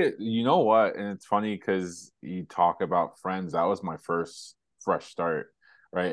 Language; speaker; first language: English; native; English